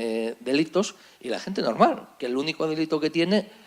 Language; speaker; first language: Spanish; native; Spanish